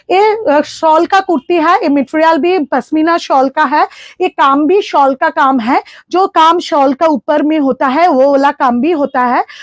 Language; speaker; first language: Hindi; non-native, local second language; Bangla